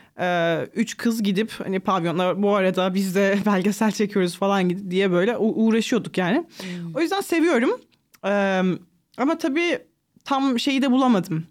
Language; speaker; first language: Turkish; native; Turkish